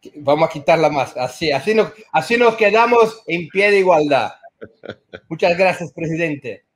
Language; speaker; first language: Spanish; non-native, fluent; Portuguese